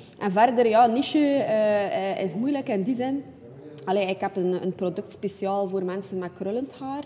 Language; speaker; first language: Dutch; native; Dutch